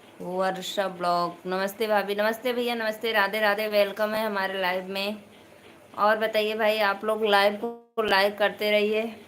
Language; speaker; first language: Hindi; native; Hindi